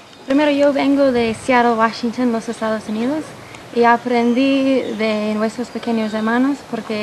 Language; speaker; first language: Spanish; non-native, fluent; English